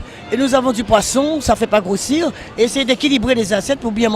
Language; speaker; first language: French; native; French